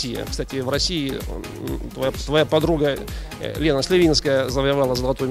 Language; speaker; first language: Russian; native; Russian